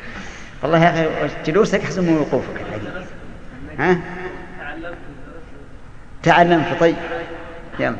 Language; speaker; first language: Arabic; native; Arabic